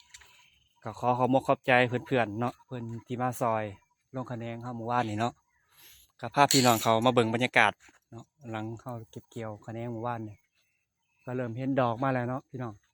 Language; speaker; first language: Thai; non-native, local second language; Northeastern Thai